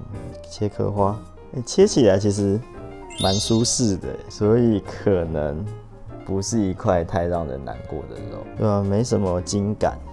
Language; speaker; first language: Chinese; native; Chinese